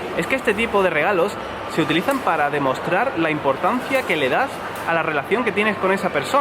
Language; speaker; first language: Spanish; native; Spanish